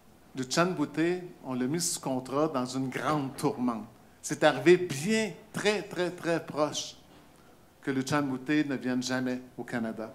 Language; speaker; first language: French; native; French